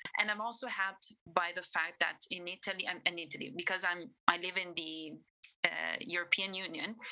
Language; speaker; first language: English; non-native, fluent; Italian